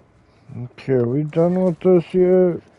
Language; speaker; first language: English; native; English